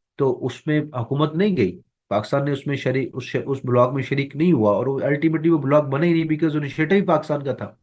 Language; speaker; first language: Urdu; non-native, local second language; Punjabi